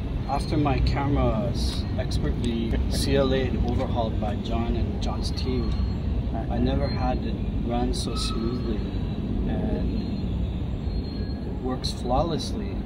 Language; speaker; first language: English; non-native, fluent; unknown